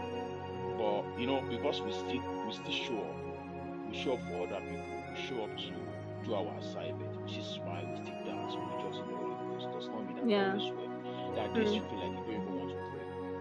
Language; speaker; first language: English; non-native, local second language; Yoruba